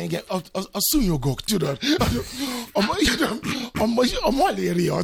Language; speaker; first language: Hungarian; non-native, fluent; Yoruba